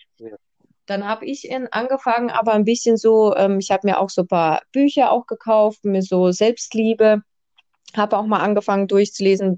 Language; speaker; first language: German; early bilingual, other home language; Russian